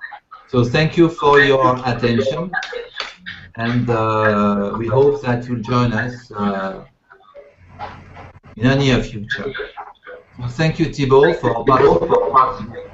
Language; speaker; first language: English; non-native, fluent; French